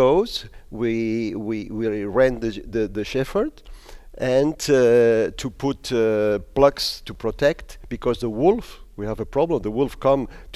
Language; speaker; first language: English; non-native, learner; Spanish